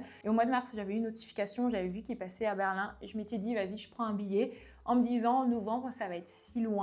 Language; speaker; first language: French; native; French